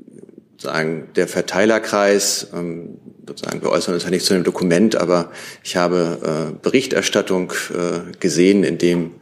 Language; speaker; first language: German; native; German